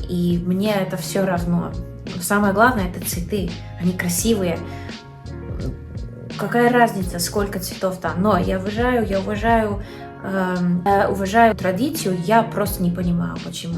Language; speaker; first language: Russian; non-native, learner; English